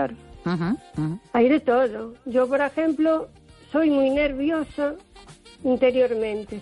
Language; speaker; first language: Spanish; native; Spanish